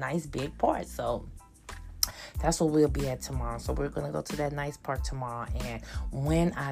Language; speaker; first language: English; native; English